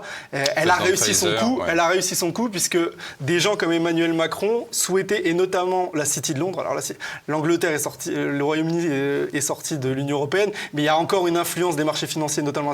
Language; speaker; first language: French; native; French